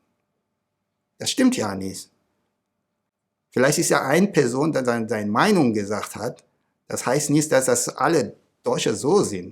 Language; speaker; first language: German; non-native, fluent; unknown